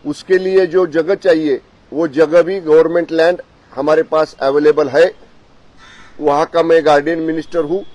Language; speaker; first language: Hindi; non-native, local second language; Marathi